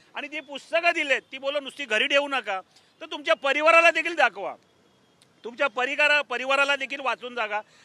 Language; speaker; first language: Marathi; native; Marathi